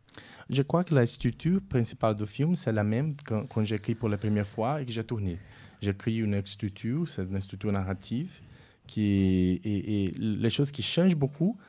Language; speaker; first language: French; non-native, fluent; Portuguese